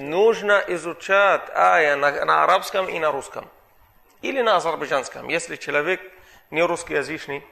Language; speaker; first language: Russian; non-native, fluent; Arabic